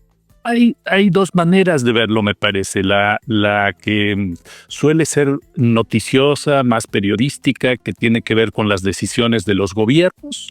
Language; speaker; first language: Spanish; native; Spanish